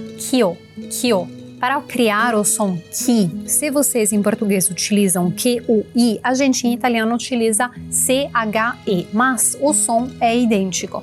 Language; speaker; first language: Portuguese; non-native, fluent; Italian